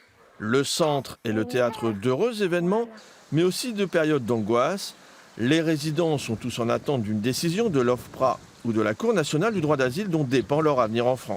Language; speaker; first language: French; native; French